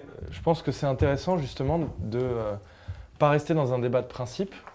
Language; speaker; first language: French; native; French